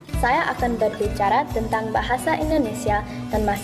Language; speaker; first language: Indonesian; non-native, learner; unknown